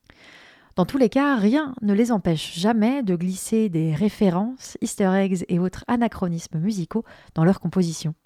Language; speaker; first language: French; native; French